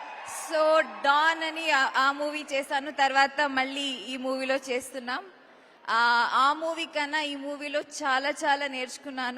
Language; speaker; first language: Telugu; non-native, learner; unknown